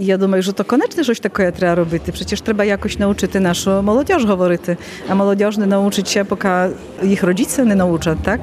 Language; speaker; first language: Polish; non-native, local second language; Belarusian